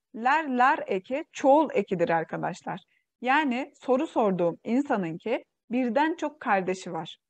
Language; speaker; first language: Turkish; non-native, fluent; Uyghur